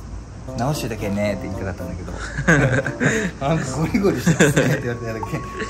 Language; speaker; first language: Japanese; native; Japanese